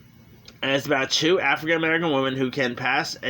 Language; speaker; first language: English; native; English